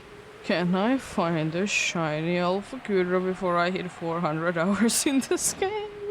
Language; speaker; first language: English; non-native, fluent; Finnish